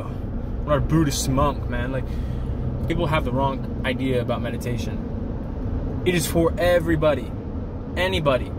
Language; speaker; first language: English; native; English